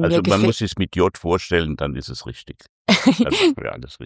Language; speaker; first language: German; native; German